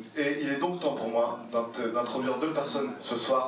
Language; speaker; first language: French; native; French